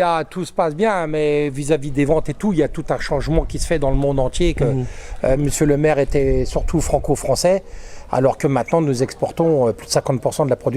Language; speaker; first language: French; native; French